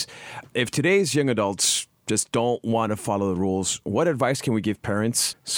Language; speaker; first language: English; native; English